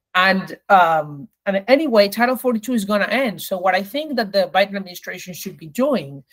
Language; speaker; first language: English; early bilingual, other home language; Spanish